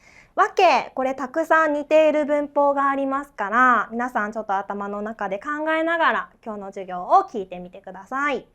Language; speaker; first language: Japanese; non-native, fluent; Chinese